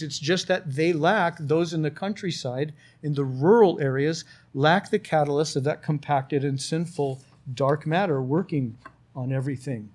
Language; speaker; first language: English; native; English